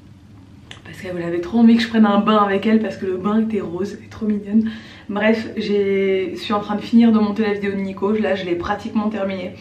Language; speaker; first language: French; native; French